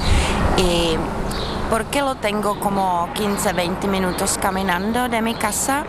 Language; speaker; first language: Spanish; non-native, fluent; Czech